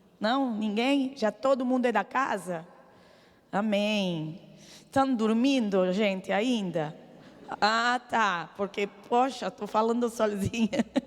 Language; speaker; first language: Portuguese; non-native, fluent; Arabic